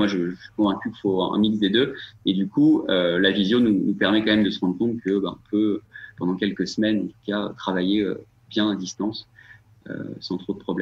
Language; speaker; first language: French; native; French